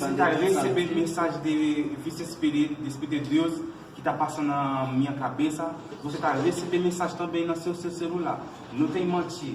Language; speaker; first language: Portuguese; non-native, learner; Haitian Creole